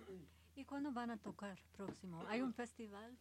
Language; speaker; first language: Spanish; early bilingual, heritage; Spanish